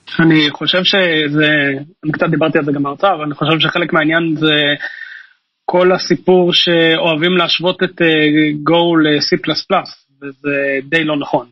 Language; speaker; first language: Hebrew; native; Hebrew